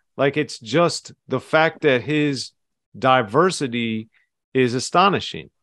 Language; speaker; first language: English; native; English